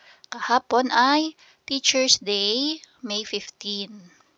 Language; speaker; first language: English; non-native, local second language; Filipino